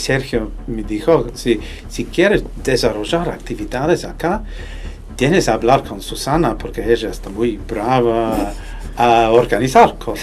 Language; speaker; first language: Spanish; non-native, fluent; English